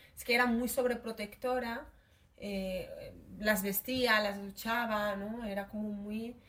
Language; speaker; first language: Spanish; early bilingual, other home language; Arabic